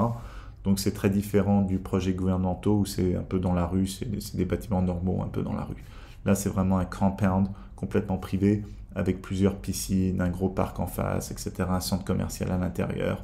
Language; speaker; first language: French; native; French